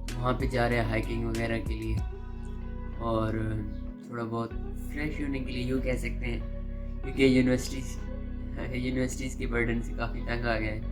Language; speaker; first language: Urdu; non-native, local second language; Saraiki